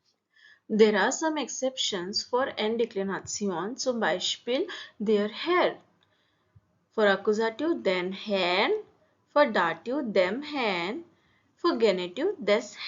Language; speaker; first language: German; non-native, fluent; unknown